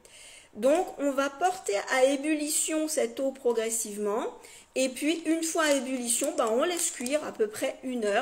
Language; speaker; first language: French; native; French